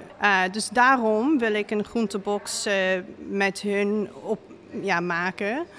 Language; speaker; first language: Dutch; non-native, fluent; English